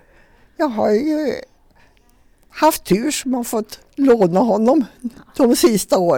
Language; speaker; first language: Swedish; native; Swedish